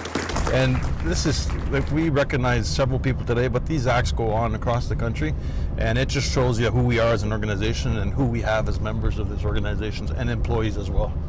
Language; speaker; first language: English; non-native, local second language; French